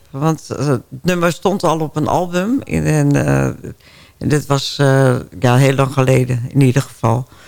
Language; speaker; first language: Dutch; native; Dutch